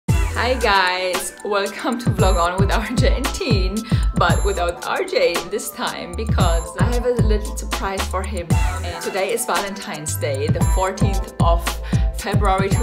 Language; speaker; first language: English; non-native, fluent; German